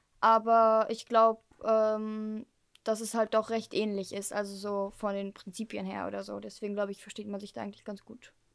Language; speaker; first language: German; early bilingual, heritage; German